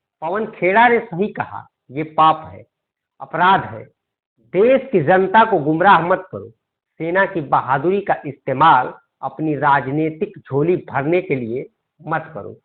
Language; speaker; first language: Hindi; native; Hindi